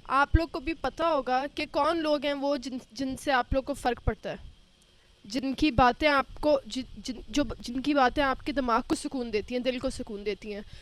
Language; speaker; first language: Urdu; native; Urdu